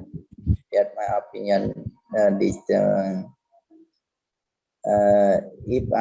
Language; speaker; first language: English; non-native, learner; Khmer